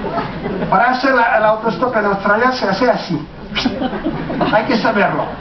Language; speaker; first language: Spanish; non-native, fluent; French